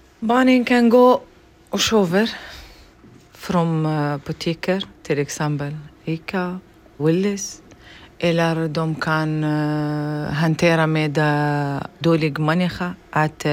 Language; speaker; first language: Swedish; non-native, learner; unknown